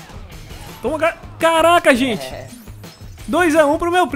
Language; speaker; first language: Portuguese; native; Portuguese